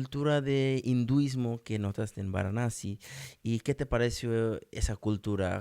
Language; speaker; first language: Spanish; non-native, learner; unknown